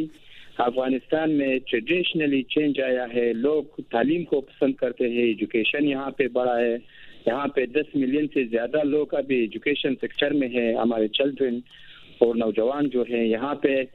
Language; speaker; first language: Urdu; non-native, fluent; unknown